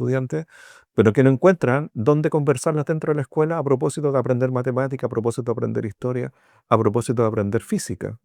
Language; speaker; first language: Spanish; native; Spanish